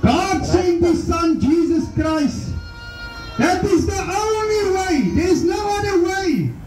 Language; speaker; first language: English; non-native, local second language; Afrikaans